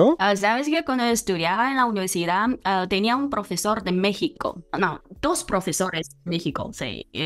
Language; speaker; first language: Spanish; non-native, fluent; Chinese